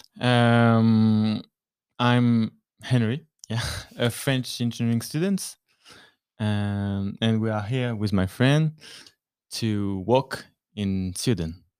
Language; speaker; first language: English; non-native, learner; French